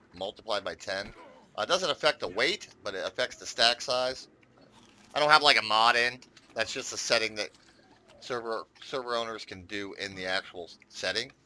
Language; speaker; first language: English; native; English